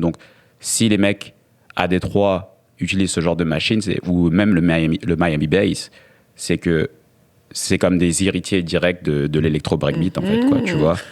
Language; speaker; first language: French; native; French